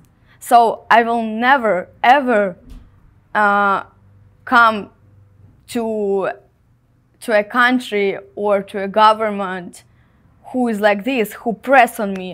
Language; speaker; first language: English; non-native, fluent; Ukrainian